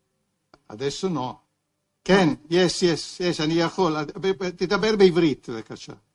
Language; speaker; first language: Hebrew; non-native, fluent; Italian